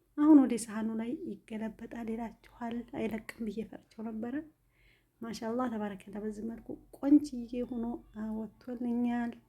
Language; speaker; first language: Amharic; native; Amharic